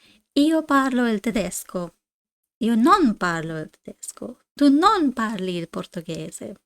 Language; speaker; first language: Italian; non-native, fluent; English